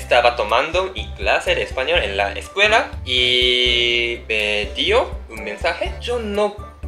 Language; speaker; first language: Spanish; non-native, learner; Japanese